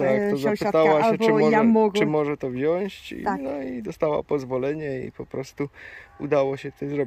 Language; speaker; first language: Polish; native; Polish